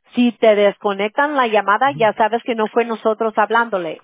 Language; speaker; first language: Spanish; early bilingual, heritage; Spanish